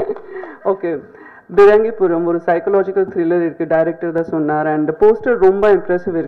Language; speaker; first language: Tamil; non-native, fluent; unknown